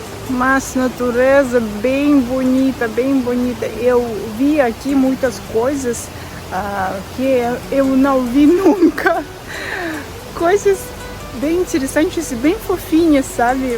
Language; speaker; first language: Portuguese; non-native, learner; Russian